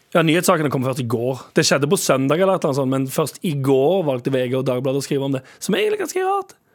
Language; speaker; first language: Norwegian; early bilingual, other home language; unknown